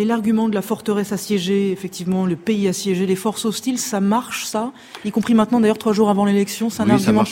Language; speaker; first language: French; native; French